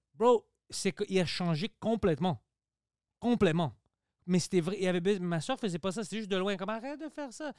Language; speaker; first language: French; early bilingual, other home language; Greek